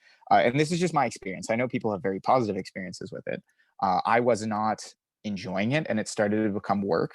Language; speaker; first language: English; native; English